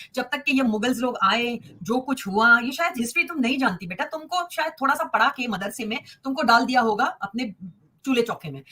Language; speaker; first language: Hindi; native; Hindi